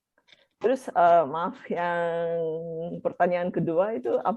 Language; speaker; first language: Indonesian; non-native, fluent; Japanese